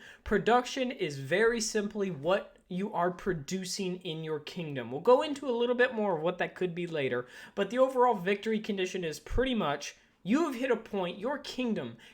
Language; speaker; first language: English; native; English